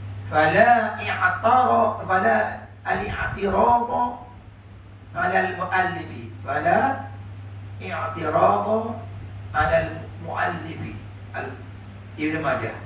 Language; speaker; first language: Arabic; non-native, fluent; Malay